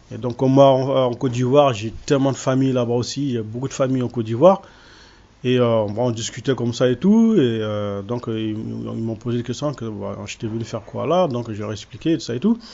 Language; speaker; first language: French; early bilingual, other home language; Soninke